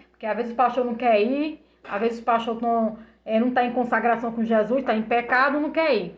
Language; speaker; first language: Portuguese; native; Portuguese